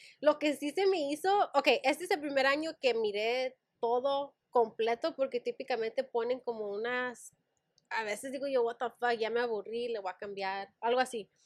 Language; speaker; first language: Spanish; early bilingual, heritage; Spanish